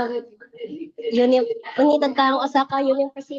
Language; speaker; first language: Indonesian; native; Indonesian